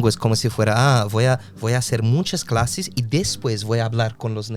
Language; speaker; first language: Spanish; non-native, fluent; English